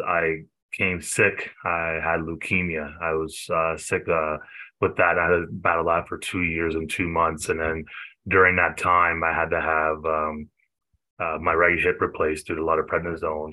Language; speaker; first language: English; native; English